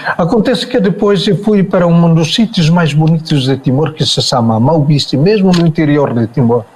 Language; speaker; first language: Portuguese; non-native, local second language; Tetum